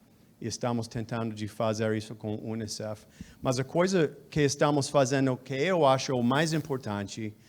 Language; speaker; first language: Portuguese; non-native, fluent; English